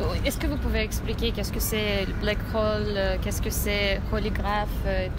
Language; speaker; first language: French; non-native, learner; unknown